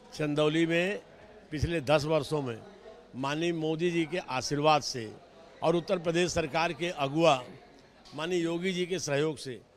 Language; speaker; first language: Hindi; native; Hindi